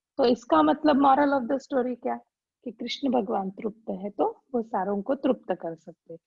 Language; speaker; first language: Hindi; non-native, local second language; Gujarati